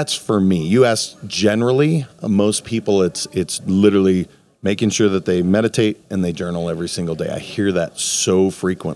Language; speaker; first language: English; native; English